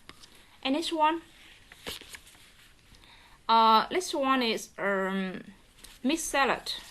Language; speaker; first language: English; non-native, learner; Vietnamese